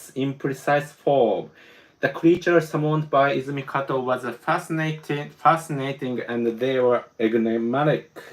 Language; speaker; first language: English; non-native, learner; Japanese